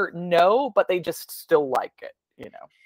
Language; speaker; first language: English; native; English